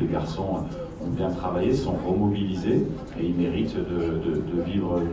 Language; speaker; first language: French; native; French